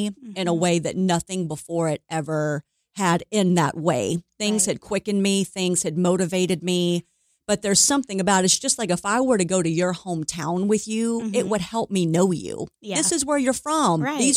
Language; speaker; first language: English; native; English